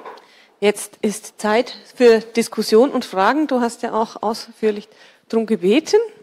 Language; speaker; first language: German; native; German